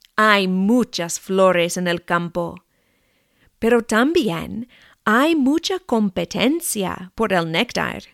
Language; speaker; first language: Spanish; non-native, fluent; English